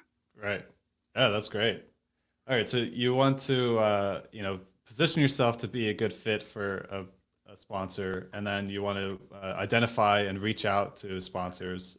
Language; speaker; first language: English; native; English